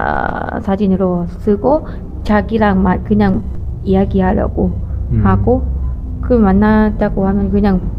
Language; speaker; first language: Korean; non-native, learner; Thai